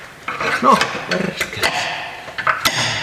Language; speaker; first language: Finnish; native; Finnish